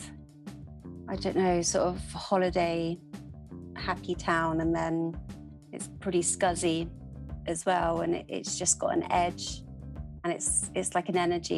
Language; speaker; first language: English; native; English